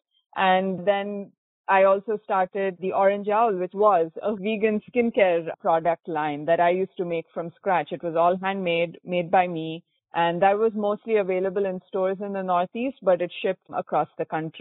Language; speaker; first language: English; non-native, local second language; Konkani